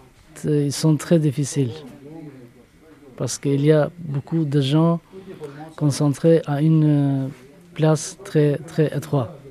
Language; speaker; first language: French; non-native, learner; Albanian